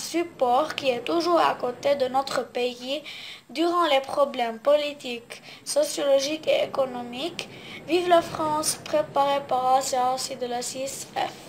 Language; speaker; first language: French; non-native, local second language; Arabic